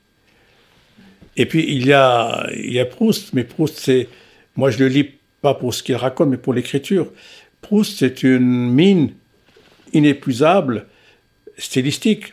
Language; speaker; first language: French; non-native, local second language; Arabic